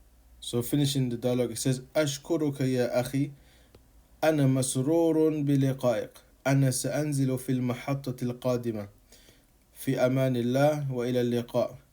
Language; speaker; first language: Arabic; non-native, fluent; English